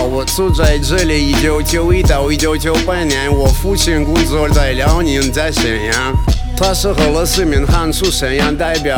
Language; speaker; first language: Chinese; non-native, learner; Russian